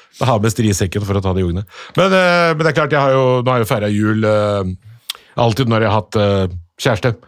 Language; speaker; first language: Norwegian; early bilingual, other home language; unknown